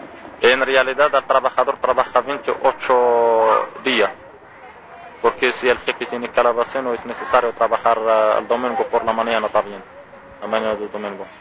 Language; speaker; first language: Spanish; non-native, learner; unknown